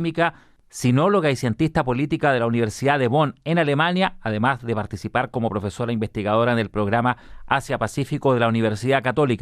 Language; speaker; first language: Spanish; native; Spanish